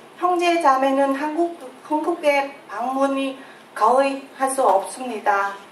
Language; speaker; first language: Korean; non-native, learner; Vietnamese